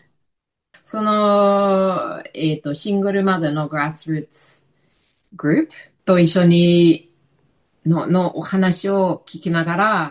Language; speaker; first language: Japanese; non-native, fluent; English